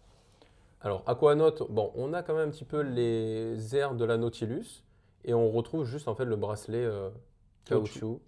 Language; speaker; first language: French; native; French